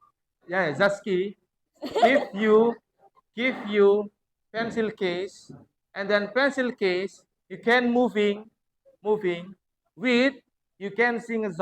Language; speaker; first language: English; non-native, learner; Javanese